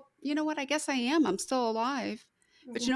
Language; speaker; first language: English; native; English